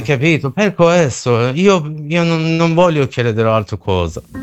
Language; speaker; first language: Italian; non-native, learner; Persian